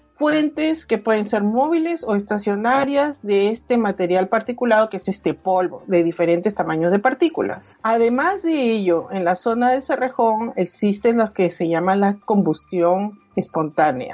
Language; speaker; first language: Spanish; native; Spanish